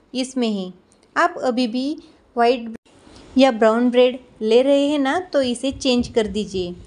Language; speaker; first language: Hindi; non-native, local second language; Marathi